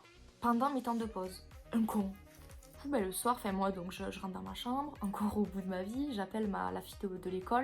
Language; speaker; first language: French; native; French